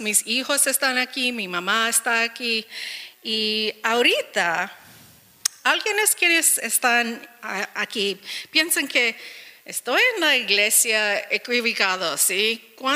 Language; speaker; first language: Spanish; early bilingual, heritage; Spanish